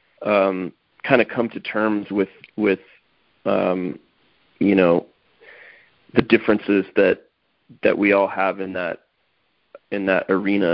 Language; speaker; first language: English; native; English